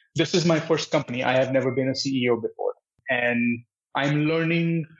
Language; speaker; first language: English; non-native, local second language; Hindi